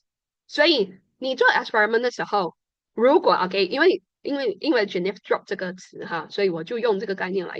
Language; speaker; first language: Chinese; native; Chinese